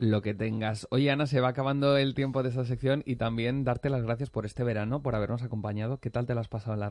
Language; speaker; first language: Spanish; native; Spanish